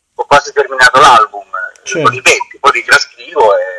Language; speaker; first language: Italian; native; Italian